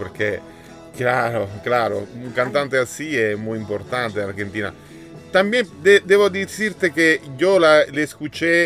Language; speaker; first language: Spanish; non-native, learner; Italian